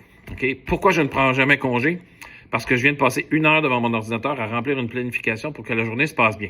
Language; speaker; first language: French; native; French